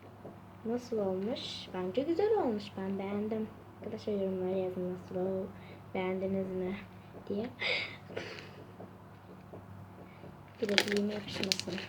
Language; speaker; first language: Turkish; native; Turkish